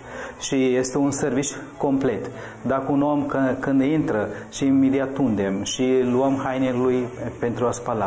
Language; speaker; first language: Romanian; non-native, learner; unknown